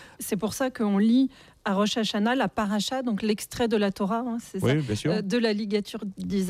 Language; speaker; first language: French; native; French